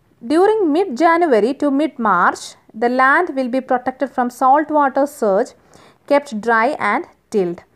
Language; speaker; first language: English; non-native, local second language; Malayalam